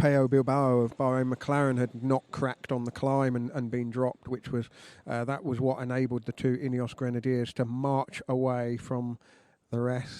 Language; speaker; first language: English; native; English